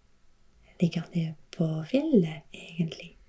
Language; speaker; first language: Norwegian; non-native, learner; German